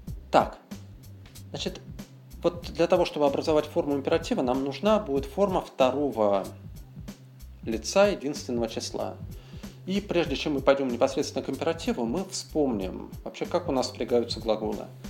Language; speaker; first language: Russian; native; Russian